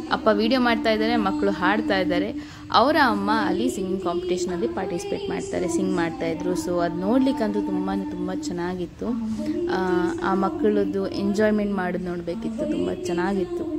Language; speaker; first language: Kannada; non-native, local second language; Konkani